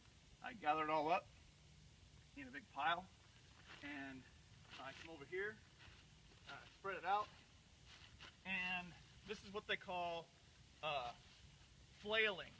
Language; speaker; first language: English; native; English